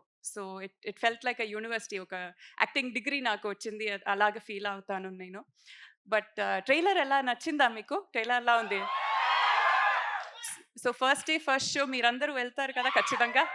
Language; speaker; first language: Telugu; non-native, learner; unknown